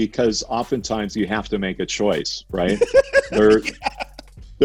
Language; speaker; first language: English; native; English